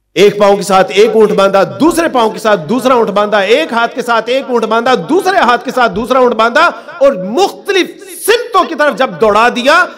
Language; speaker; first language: Urdu; non-native, local second language; Punjabi